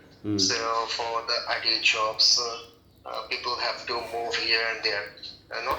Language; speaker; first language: English; non-native, local second language; Bangla